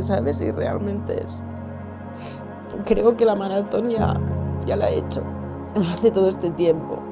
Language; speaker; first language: Spanish; non-native, local second language; Catalan